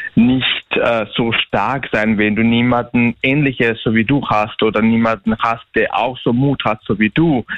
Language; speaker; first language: German; non-native, fluent; Bosnian